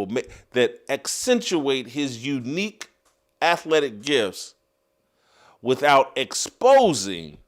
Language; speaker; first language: English; native; English